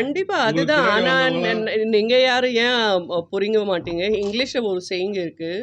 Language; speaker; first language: Tamil; non-native, learner; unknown